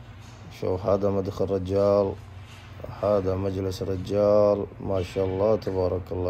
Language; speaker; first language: Arabic; non-native, learner; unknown